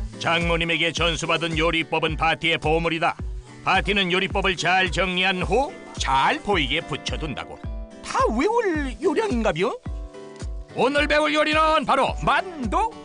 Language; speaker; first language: Korean; native; Korean